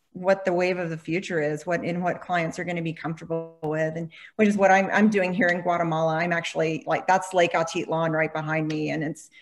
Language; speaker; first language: English; native; English